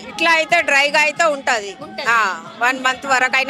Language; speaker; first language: Telugu; native; Telugu